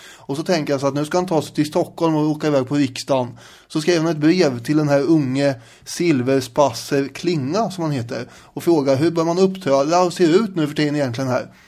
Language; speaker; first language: Swedish; native; Swedish